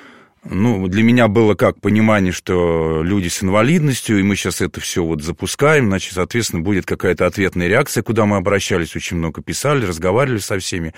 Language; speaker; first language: Russian; native; Russian